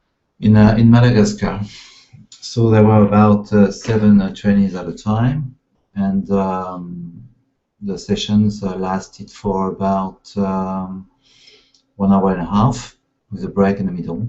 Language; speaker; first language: English; non-native, fluent; French